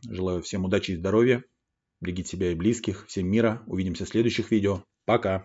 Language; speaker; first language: Russian; native; Russian